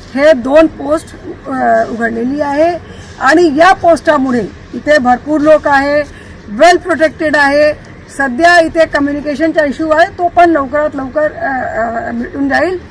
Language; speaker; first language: Marathi; non-native, local second language; Hindi